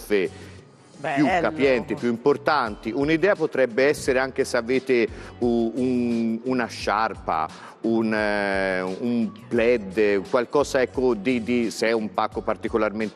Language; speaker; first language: Italian; native; Italian